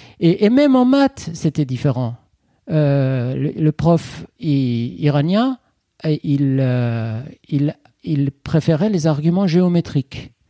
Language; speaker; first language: French; non-native, fluent; Persian